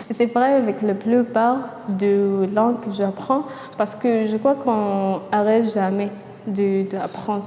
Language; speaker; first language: French; non-native, fluent; Arabic